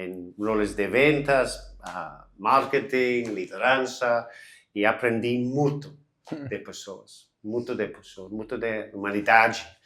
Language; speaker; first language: Portuguese; non-native, learner; English